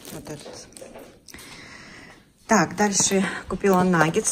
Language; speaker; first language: Russian; native; Russian